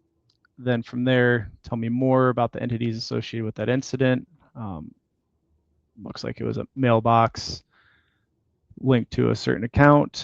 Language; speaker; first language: English; native; English